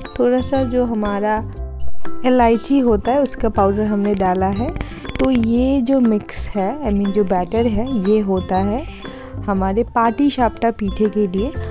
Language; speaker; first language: Hindi; non-native, local second language; Bangla